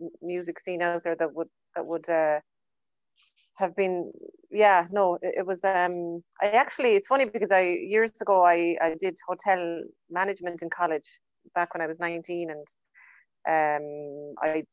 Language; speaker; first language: English; native; English